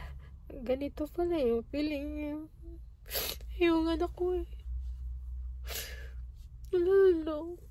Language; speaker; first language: Filipino; native; Filipino